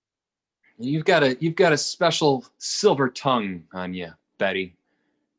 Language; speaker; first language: English; native; English